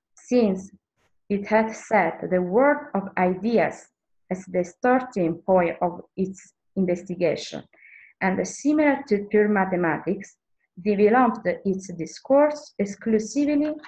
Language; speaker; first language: English; non-native, learner; Italian